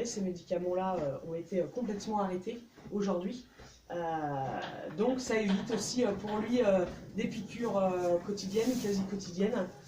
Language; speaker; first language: French; native; French